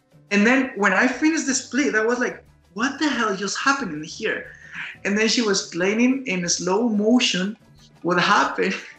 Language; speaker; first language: English; non-native, fluent; Spanish